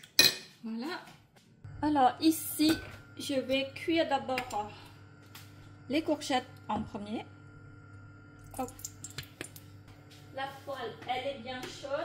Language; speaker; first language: French; non-native, fluent; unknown